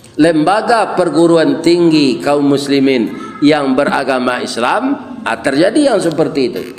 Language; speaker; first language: Malay; non-native, local second language; Minangkabau